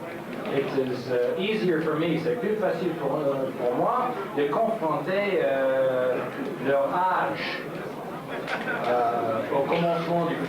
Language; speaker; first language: French; non-native, learner; English